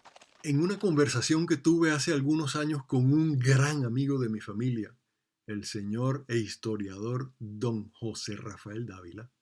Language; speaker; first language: Spanish; native; Spanish